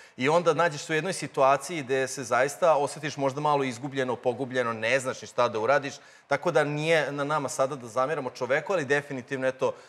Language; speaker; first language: Croatian; native; Croatian